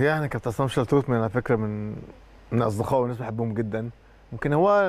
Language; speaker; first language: Arabic; native; Arabic